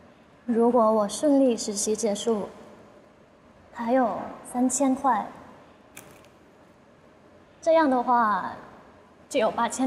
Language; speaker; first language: Chinese; non-native, learner; Thai